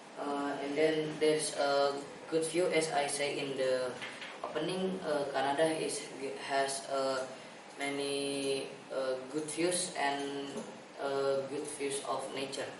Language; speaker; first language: English; non-native, learner; Indonesian